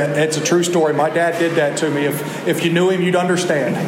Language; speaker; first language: English; native; English